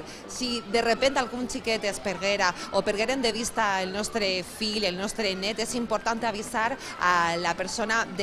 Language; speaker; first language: Catalan; native; Catalan